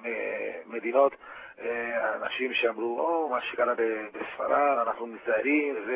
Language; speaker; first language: Hebrew; non-native, fluent; Spanish